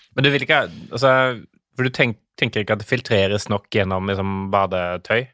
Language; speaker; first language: Norwegian; native; Norwegian